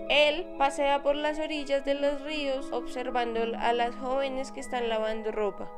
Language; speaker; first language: Spanish; native; Spanish